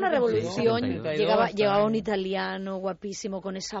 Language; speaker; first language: Spanish; native; Spanish